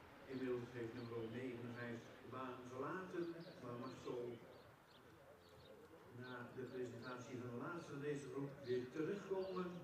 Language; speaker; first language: Dutch; native; Dutch